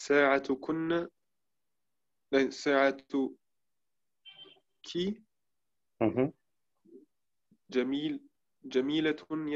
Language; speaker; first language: Arabic; non-native, learner; German